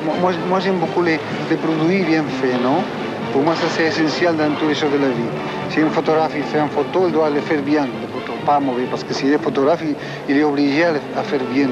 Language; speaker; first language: French; non-native, fluent; Spanish